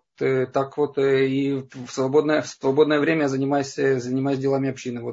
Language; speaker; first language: Russian; native; Russian